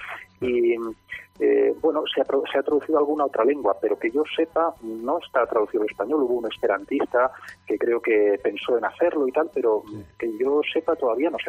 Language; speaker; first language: Spanish; native; Spanish